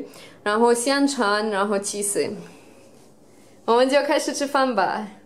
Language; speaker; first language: Chinese; non-native, fluent; Russian